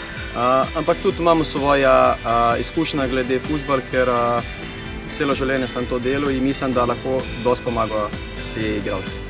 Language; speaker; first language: Slovenian; non-native, fluent; Portuguese